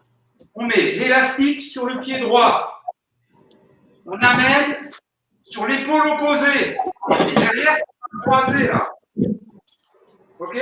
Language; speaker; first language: French; native; French